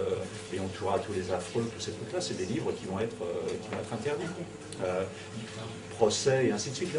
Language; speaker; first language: French; native; French